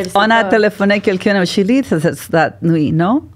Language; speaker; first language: French; non-native, learner; Spanish